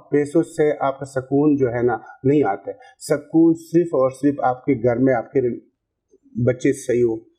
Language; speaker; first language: Urdu; non-native, local second language; Pashto